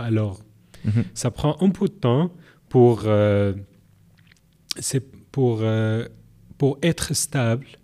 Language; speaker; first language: French; non-native, learner; Arabic